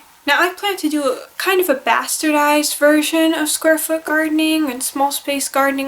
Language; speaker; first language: English; native; English